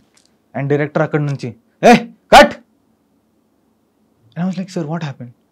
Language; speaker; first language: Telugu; non-native, fluent; Malayalam